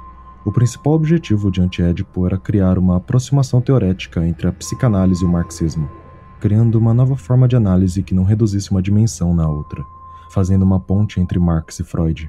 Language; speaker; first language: Portuguese; native; Portuguese